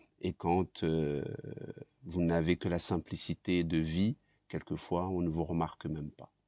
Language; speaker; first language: French; early bilingual, other home language; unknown